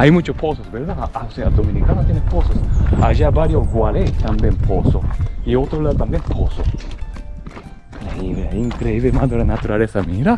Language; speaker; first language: Spanish; non-native, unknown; Japanese